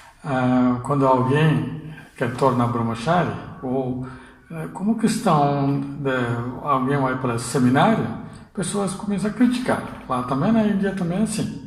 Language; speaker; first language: Portuguese; non-native, fluent; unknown